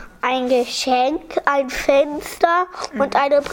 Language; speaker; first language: German; early bilingual, other home language; Polish